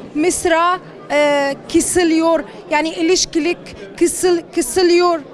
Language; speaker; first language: Turkish; non-native, learner; Arabic